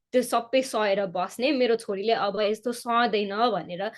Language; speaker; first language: Nepali; early bilingual, heritage; Nepali